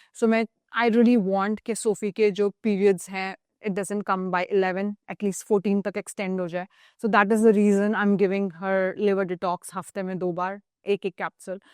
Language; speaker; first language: Hindi; native; Hindi